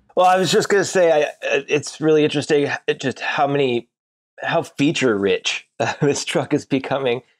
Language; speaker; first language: English; native; English